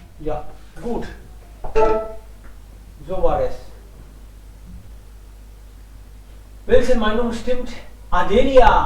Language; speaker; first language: German; non-native, fluent; Hindi